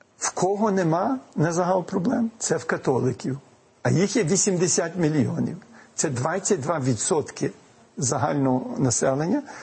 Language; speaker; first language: Ukrainian; early bilingual, heritage; Ukrainian